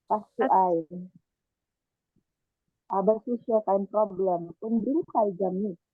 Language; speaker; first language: German; non-native, learner; Indonesian